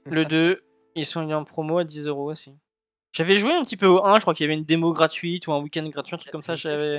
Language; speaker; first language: French; native; French